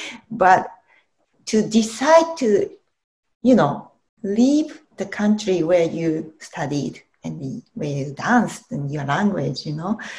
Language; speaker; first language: English; non-native, learner; Japanese